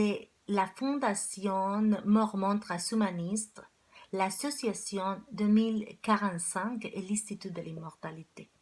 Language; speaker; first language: French; non-native, fluent; Spanish